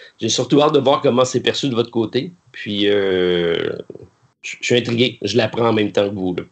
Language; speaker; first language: French; native; French